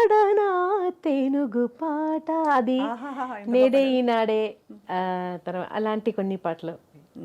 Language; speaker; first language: Telugu; non-native, local second language; Malayalam